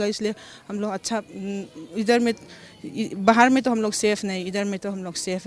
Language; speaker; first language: Hindi; non-native, local second language; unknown